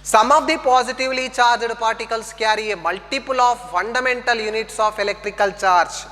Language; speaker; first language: English; non-native, local second language; Kannada